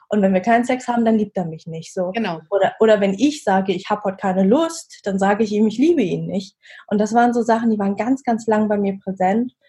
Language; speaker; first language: German; early bilingual, other home language; Vietnamese